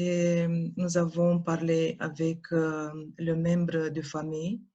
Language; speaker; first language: French; non-native, learner; Romanian